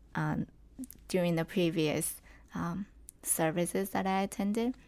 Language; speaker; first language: English; non-native, fluent; Chinese